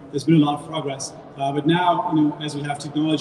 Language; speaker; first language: English; non-native, fluent; German